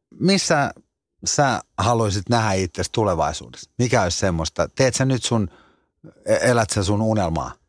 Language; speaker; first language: Finnish; native; Finnish